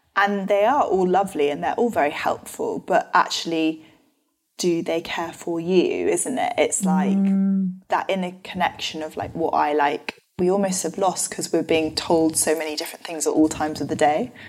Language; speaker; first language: English; native; English